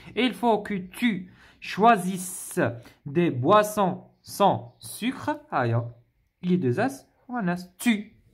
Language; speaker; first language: French; non-native, local second language; Arabic